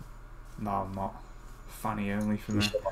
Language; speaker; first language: English; native; English